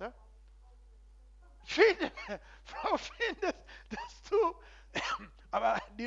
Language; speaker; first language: German; non-native, learner; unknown